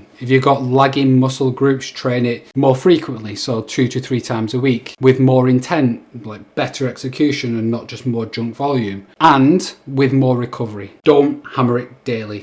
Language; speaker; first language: English; native; English